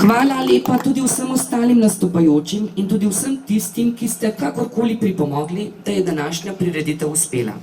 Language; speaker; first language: Slovenian; native; Slovenian